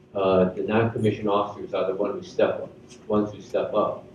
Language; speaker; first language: English; native; English